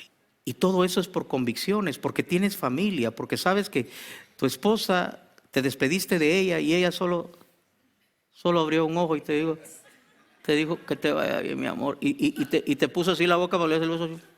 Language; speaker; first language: Spanish; native; Spanish